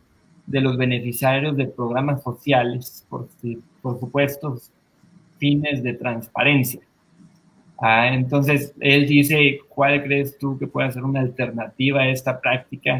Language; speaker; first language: Spanish; native; Spanish